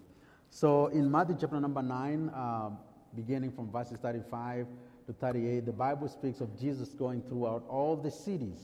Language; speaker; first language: English; native; English